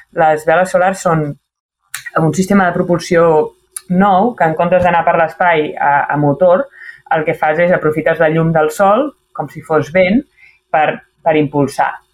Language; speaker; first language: Catalan; native; Catalan